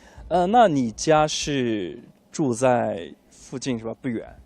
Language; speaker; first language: Chinese; native; Chinese